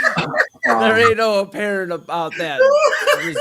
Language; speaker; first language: English; native; English